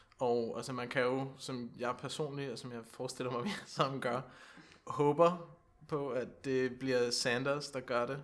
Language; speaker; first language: Danish; native; Danish